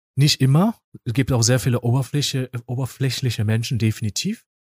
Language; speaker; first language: German; non-native, fluent; Korean